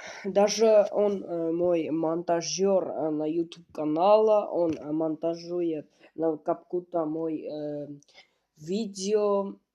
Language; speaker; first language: Russian; non-native, learner; Armenian